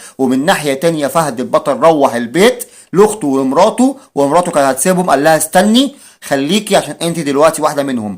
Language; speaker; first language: Arabic; native; Arabic